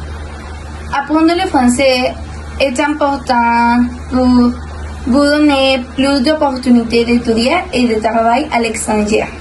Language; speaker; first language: French; non-native, learner; Spanish